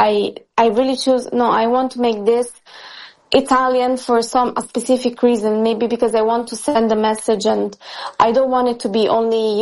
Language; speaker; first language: English; non-native, fluent; Italian